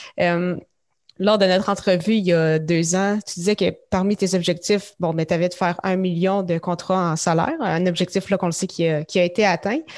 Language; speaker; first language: French; native; French